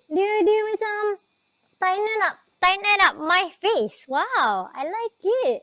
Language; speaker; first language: English; non-native, local second language; Malay